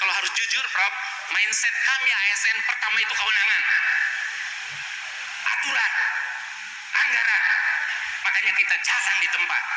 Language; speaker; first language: Indonesian; non-native, local second language; Sundanese